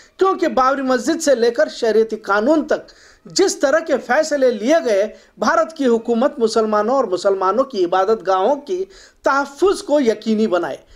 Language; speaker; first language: Urdu; native; Urdu